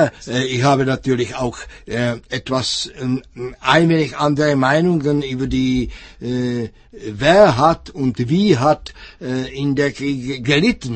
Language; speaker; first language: German; non-native, fluent; Czech